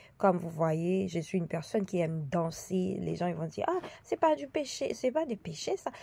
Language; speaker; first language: French; early bilingual, other home language; Haitian Creole